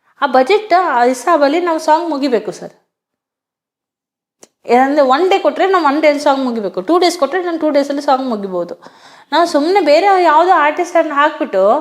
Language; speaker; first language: Kannada; non-native, local second language; Hindi